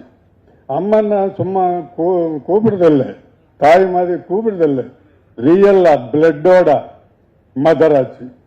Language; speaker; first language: Tamil; non-native, learner; Telugu